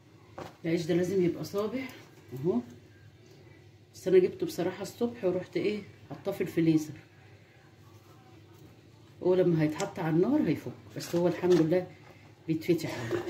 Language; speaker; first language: Arabic; native; Arabic